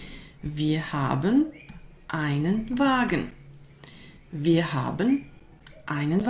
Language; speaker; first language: German; non-native, fluent; Croatian